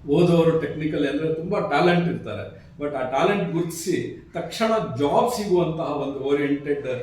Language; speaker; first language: Kannada; non-native, local second language; Urdu